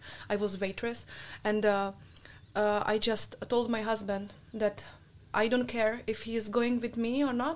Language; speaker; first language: English; non-native, fluent; Czech